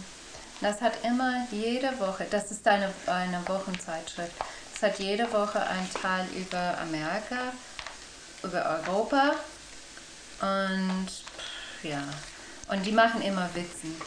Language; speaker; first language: German; non-native, fluent; English